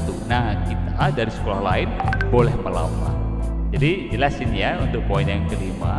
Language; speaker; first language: Indonesian; native; Indonesian